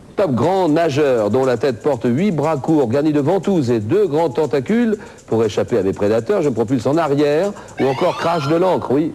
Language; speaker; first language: French; native; French